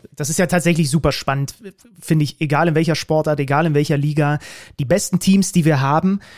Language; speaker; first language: German; native; German